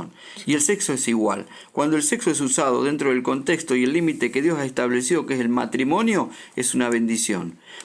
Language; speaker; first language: Spanish; native; Spanish